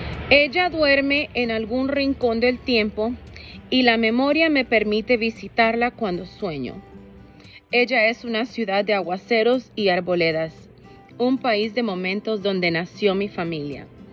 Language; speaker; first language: Spanish; early bilingual, heritage; Spanish